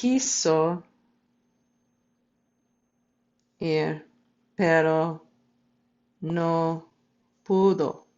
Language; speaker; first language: Spanish; non-native, fluent; English